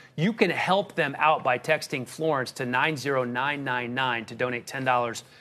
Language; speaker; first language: English; native; English